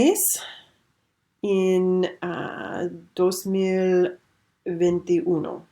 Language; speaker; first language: Spanish; non-native, learner; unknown